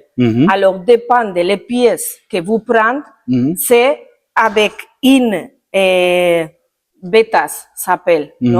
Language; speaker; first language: French; non-native, learner; Spanish